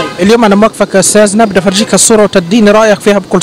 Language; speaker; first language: Arabic; native; Arabic